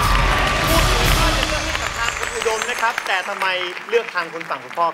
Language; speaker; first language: Thai; native; Thai